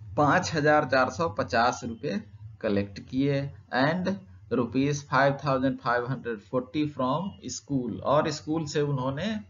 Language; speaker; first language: Hindi; native; Hindi